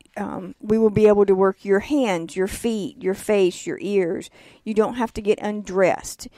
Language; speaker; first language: English; native; English